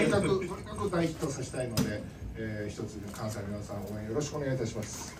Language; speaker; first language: Japanese; native; Japanese